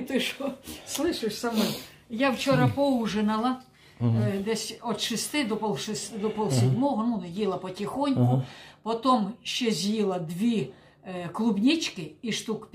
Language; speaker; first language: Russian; non-native, local second language; Ukrainian